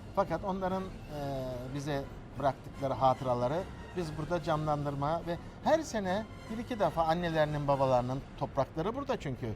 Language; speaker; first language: Turkish; native; Turkish